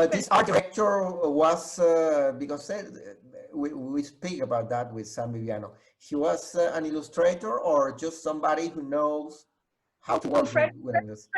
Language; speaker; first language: English; non-native, fluent; Spanish